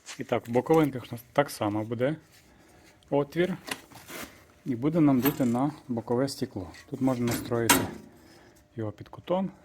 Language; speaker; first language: Ukrainian; native; Ukrainian